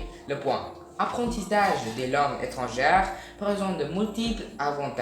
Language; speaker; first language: French; non-native, learner; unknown